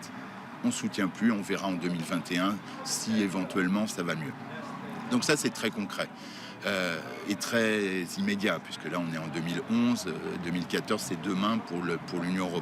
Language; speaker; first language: French; native; French